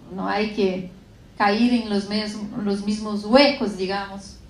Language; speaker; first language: Spanish; non-native, fluent; Portuguese